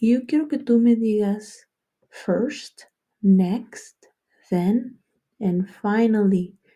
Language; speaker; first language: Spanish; early bilingual, heritage; Spanish